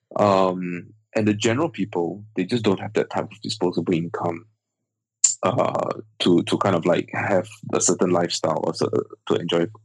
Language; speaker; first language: English; native; English